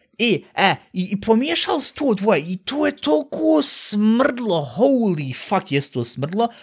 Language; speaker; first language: Bosnian; early bilingual, heritage; Bosnian